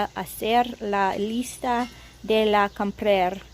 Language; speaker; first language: Spanish; non-native, learner; English